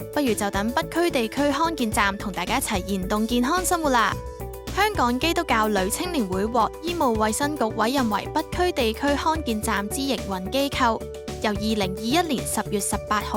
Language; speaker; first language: Cantonese; native; Cantonese